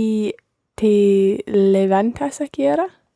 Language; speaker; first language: Spanish; non-native, learner; English